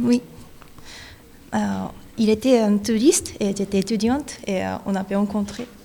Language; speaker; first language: French; non-native, learner; Japanese